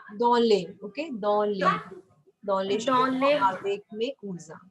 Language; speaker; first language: French; non-native, fluent; Hindi